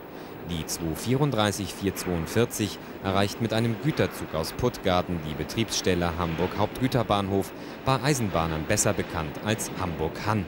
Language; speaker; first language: German; native; German